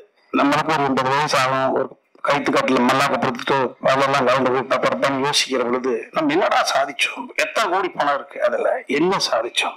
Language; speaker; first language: Tamil; native; Tamil